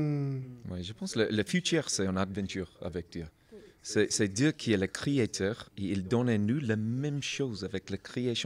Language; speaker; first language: French; non-native, learner; English